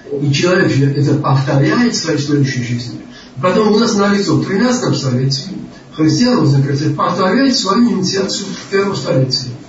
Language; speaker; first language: Russian; non-native, local second language; Georgian